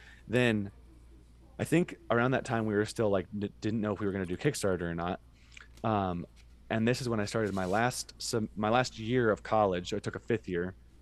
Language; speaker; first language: English; native; English